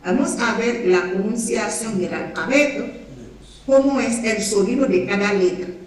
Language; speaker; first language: Spanish; non-native, fluent; French